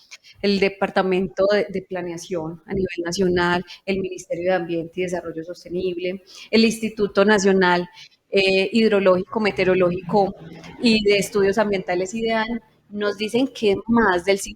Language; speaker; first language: Spanish; native; Spanish